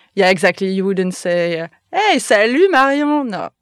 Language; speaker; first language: English; non-native, fluent; French